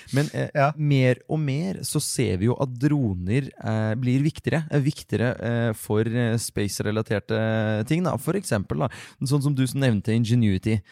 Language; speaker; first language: Norwegian; early bilingual, other home language; Russian